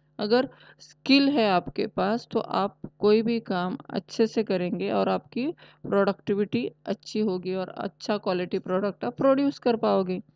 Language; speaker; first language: Hindi; non-native, local second language; Marathi